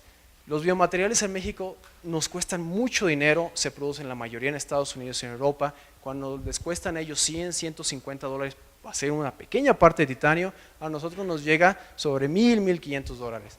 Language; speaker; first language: Spanish; native; Spanish